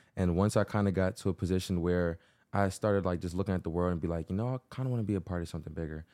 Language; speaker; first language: English; early bilingual, other home language; Haitian Creole